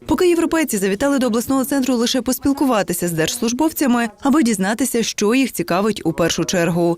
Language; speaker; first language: Ukrainian; native; Ukrainian